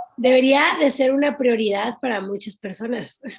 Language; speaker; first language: Spanish; native; Spanish